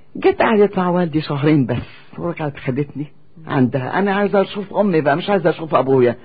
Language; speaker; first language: Arabic; native; Arabic